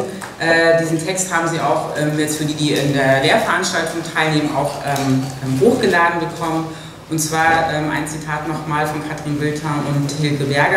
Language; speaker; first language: German; native; German